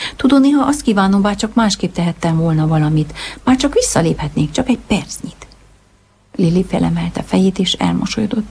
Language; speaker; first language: Hungarian; native; Hungarian